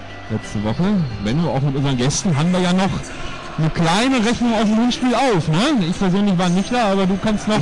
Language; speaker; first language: German; native; German